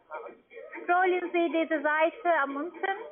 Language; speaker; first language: German; non-native, learner; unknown